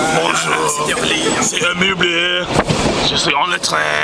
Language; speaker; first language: French; non-native, learner; English